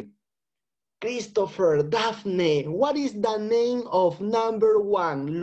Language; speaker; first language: English; non-native, fluent; Spanish